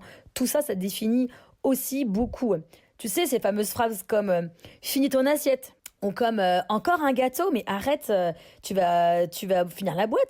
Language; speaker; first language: French; native; French